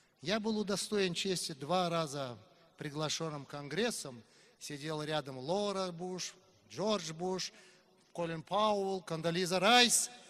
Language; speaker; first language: Russian; non-native, local second language; Uzbek